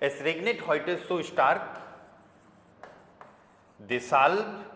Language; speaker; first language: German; non-native, fluent; Hindi